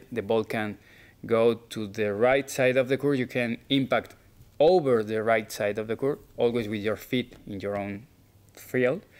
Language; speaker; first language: English; non-native, fluent; Spanish